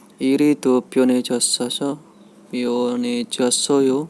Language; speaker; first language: Korean; non-native, fluent; Indonesian